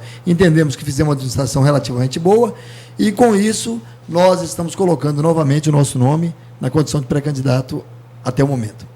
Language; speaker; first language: Portuguese; native; Portuguese